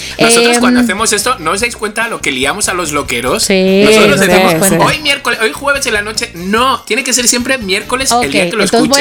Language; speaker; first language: Spanish; native; Spanish